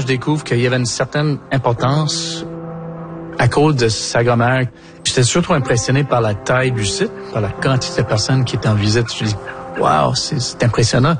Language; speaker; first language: French; native; French